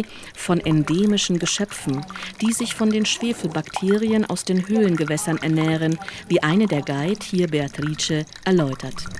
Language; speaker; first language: German; native; German